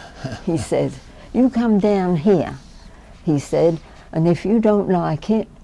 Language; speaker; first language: English; native; English